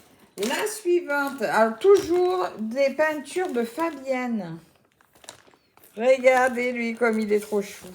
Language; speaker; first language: French; native; French